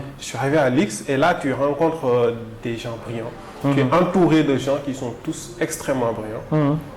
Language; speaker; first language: French; non-native, local second language; Wolof